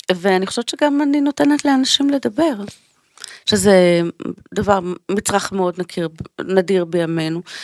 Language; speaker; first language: Hebrew; native; Hebrew